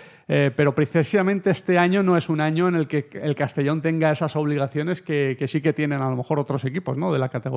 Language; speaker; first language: Spanish; native; Spanish